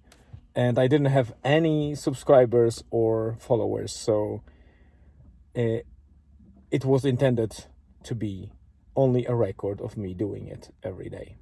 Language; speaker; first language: English; non-native, fluent; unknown